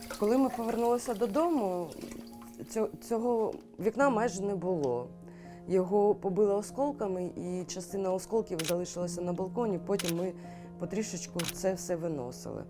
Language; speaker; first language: Ukrainian; non-native, local second language; Russian